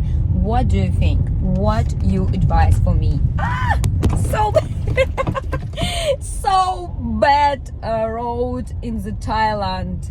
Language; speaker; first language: English; non-native, learner; Russian